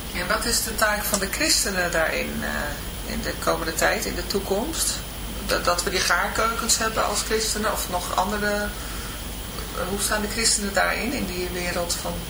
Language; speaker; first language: Dutch; native; Dutch